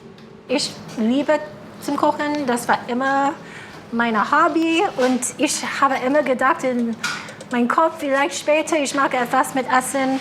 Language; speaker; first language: German; non-native, fluent; English